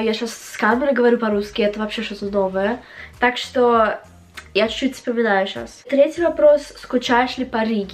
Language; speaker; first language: Russian; early bilingual, heritage; Russian